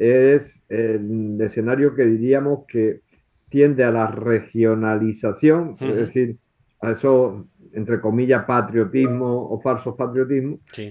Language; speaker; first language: Spanish; native; Spanish